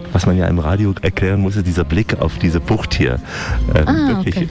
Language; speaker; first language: German; native; German